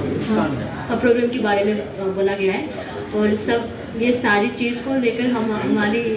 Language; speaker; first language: Hindi; non-native, local second language; Manipuri